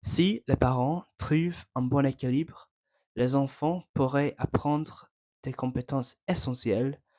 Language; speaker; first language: French; non-native, fluent; English